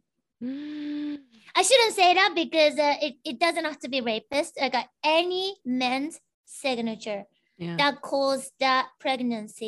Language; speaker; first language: English; non-native, fluent; Japanese